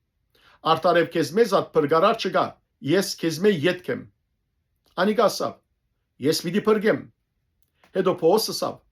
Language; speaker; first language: Armenian; native; Armenian